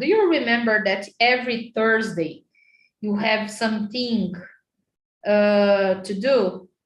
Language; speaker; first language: English; non-native, fluent; Portuguese